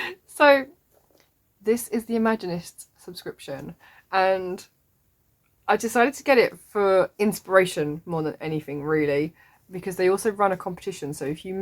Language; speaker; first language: English; native; English